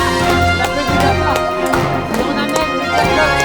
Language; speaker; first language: French; native; French